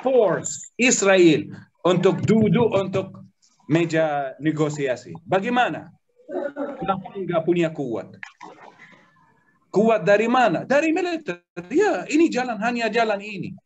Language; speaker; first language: Indonesian; non-native, learner; Arabic